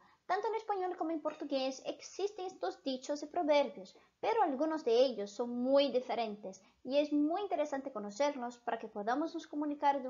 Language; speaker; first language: Spanish; non-native, fluent; Portuguese